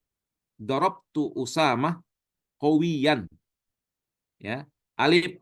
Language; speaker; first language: Arabic; non-native, fluent; Indonesian